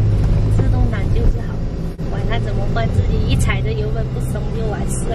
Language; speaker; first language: Chinese; native; Chinese